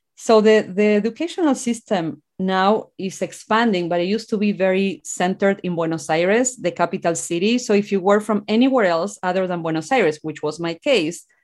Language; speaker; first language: English; non-native, fluent; Spanish